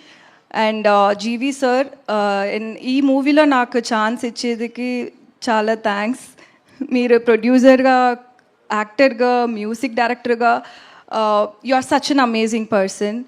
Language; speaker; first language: Telugu; non-native, learner; Tamil